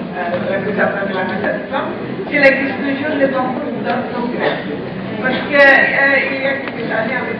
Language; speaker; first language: French; non-native, fluent; Indonesian